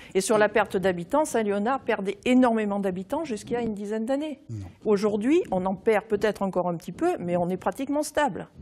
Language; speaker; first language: French; native; French